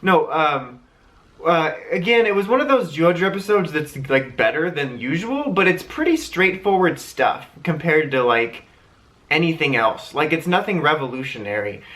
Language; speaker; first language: English; native; English